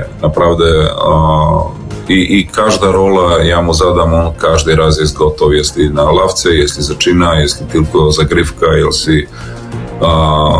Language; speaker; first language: Polish; non-native, learner; Serbian